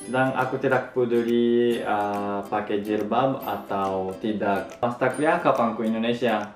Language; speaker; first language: Indonesian; non-native, fluent; Japanese